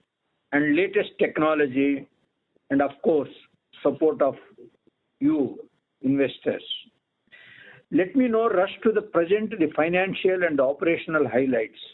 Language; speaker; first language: English; non-native, local second language; Telugu